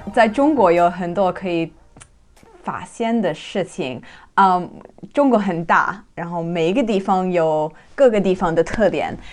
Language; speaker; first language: Chinese; non-native, fluent; English